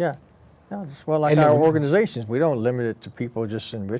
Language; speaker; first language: English; native; English